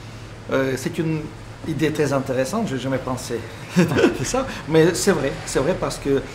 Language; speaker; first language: French; non-native, fluent; Russian